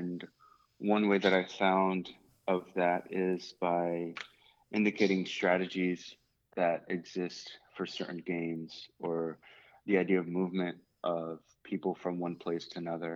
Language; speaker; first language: English; native; English